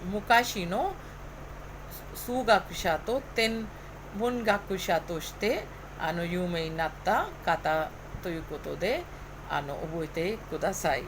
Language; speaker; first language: Japanese; non-native, fluent; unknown